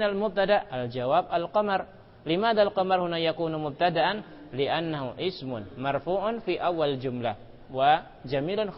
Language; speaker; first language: Arabic; non-native, fluent; Indonesian